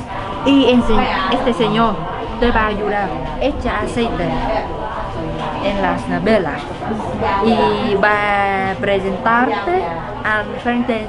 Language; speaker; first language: Spanish; non-native, learner; Vietnamese